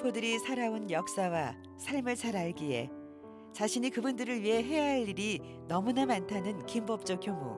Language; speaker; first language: Korean; native; Korean